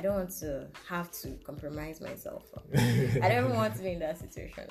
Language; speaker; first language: English; non-native, local second language; Igbo